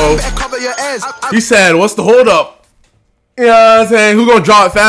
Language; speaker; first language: English; native; English